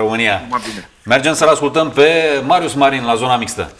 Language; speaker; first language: Romanian; native; Romanian